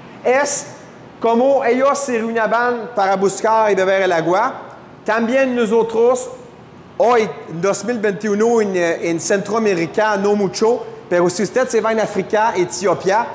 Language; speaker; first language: Spanish; non-native, fluent; French